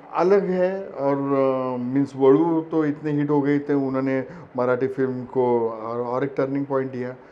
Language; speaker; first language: Hindi; non-native, local second language; Marathi